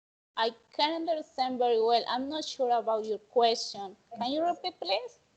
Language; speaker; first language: English; non-native, learner; Spanish